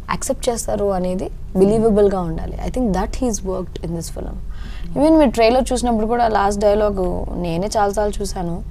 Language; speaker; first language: Telugu; early bilingual, heritage; Telugu